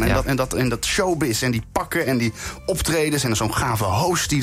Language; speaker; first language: Dutch; native; Dutch